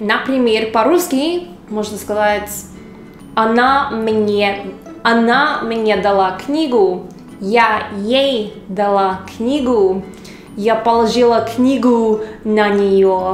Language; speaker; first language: Russian; non-native, fluent; English